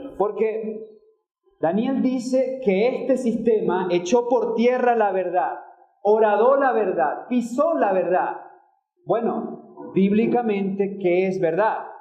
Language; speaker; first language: Spanish; native; Spanish